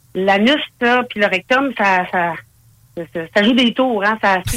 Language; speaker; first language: French; native; French